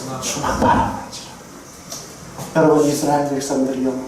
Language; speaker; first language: Korean; native; Korean